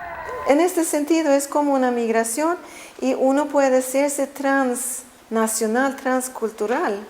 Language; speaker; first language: Spanish; non-native, fluent; Swedish